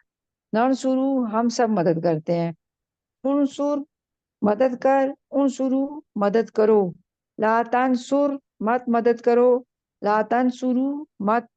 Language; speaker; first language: Hindi; non-native, learner; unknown